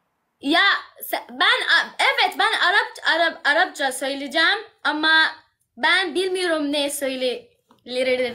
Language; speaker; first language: Turkish; non-native, learner; Arabic